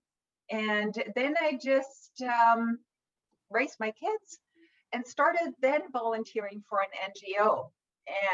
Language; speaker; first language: English; non-native, fluent; German